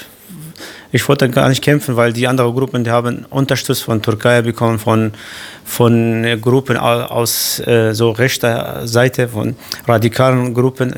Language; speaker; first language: German; non-native, learner; Kurdish